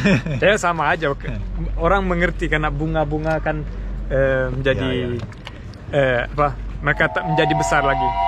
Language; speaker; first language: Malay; early bilingual, heritage; Indonesian